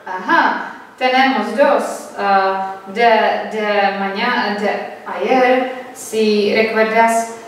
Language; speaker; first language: Spanish; non-native, learner; Czech